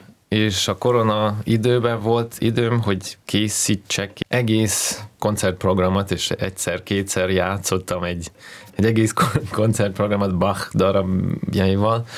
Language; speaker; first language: Hungarian; non-native, learner; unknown